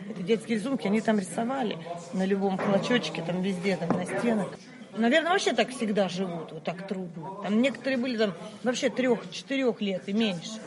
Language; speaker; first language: Russian; native; Russian